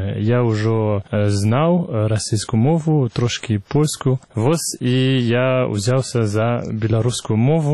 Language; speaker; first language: Belarusian; non-native, fluent; French